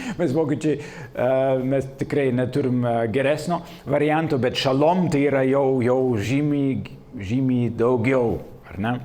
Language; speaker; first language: Lithuanian; non-native, fluent; German